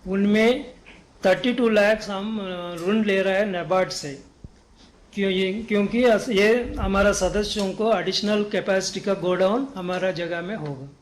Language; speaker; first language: Hindi; non-native, local second language; Kannada